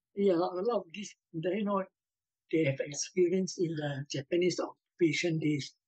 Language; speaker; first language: English; non-native, local second language; Min Nan Chinese